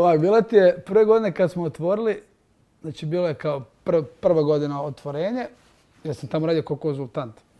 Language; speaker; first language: Croatian; native; Croatian